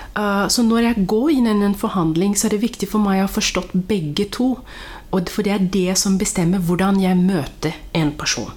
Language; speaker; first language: Norwegian; early bilingual, other home language; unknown